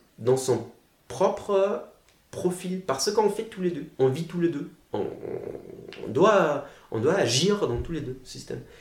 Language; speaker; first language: French; non-native, fluent; German